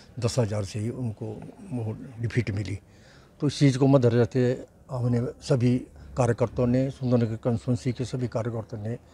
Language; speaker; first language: Hindi; native; Hindi